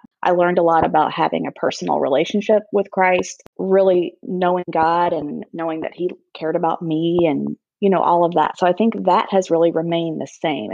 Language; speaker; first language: English; native; English